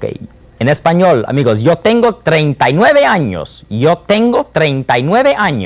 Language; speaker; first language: Spanish; non-native, fluent; English